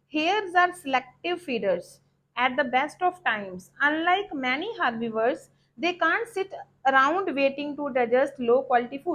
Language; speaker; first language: English; non-native, local second language; Punjabi